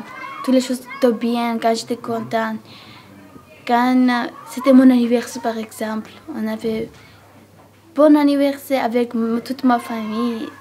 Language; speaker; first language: French; non-native, learner; Georgian